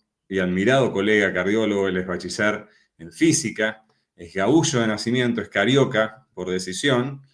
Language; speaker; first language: Spanish; native; Spanish